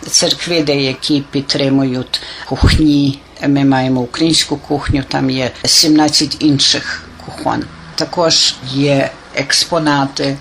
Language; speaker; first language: Ukrainian; early bilingual, heritage; Ukrainian